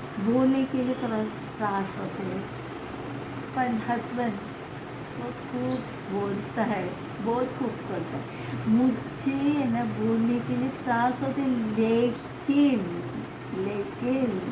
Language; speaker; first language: Hindi; non-native, local second language; Malayalam